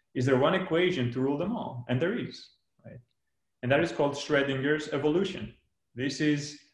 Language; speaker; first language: English; non-native, fluent; Greek